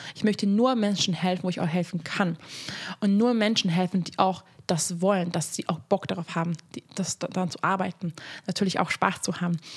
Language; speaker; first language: German; non-native, fluent; Hungarian